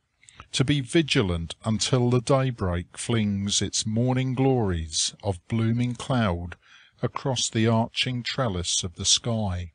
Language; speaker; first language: English; native; English